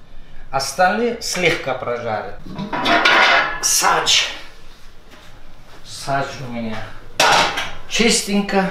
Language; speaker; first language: Russian; non-native, fluent; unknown